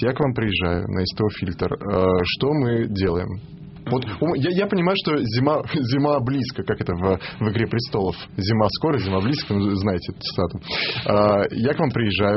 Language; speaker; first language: Russian; native; Russian